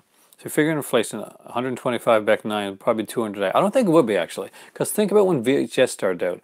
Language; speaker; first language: English; native; English